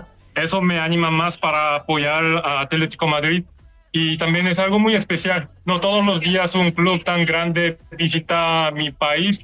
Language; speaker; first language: Spanish; non-native, fluent; Korean